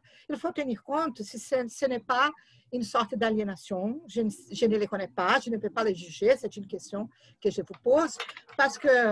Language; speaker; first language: French; non-native, fluent; Portuguese